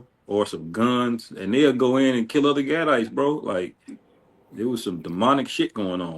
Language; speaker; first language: English; native; English